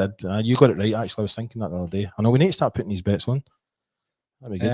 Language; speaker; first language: English; native; English